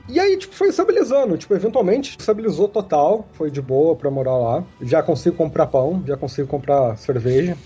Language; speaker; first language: Portuguese; native; Portuguese